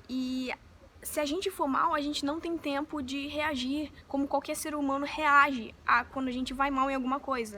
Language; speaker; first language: Portuguese; native; Portuguese